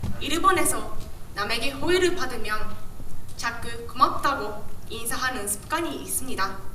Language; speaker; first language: Korean; non-native, fluent; Japanese